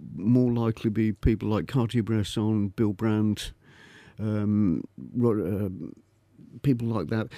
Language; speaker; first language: English; native; English